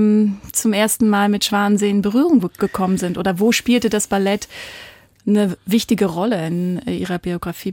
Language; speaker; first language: German; native; German